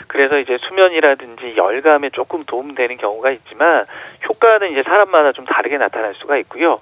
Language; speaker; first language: Korean; native; Korean